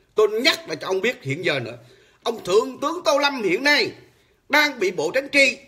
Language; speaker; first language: Vietnamese; native; Vietnamese